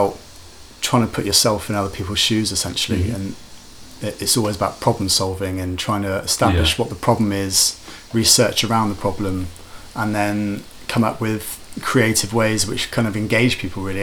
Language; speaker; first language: English; native; English